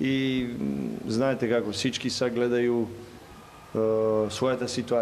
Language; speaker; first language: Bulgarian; non-native, learner; Serbian